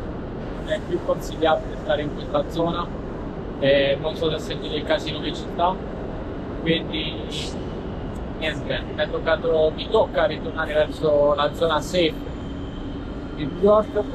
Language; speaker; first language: Italian; native; Italian